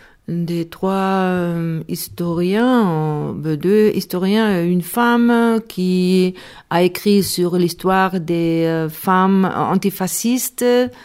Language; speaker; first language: French; non-native, learner; Spanish